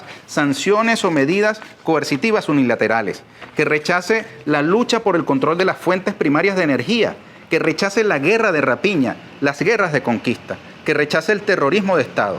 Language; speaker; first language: Spanish; native; Spanish